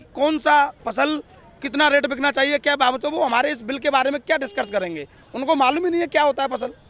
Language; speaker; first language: Hindi; native; Hindi